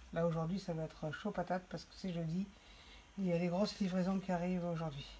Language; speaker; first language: French; native; French